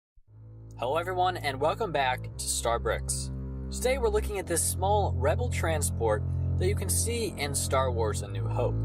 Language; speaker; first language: English; native; English